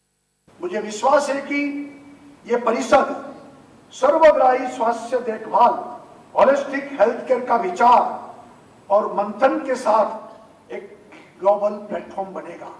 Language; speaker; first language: Hindi; native; Hindi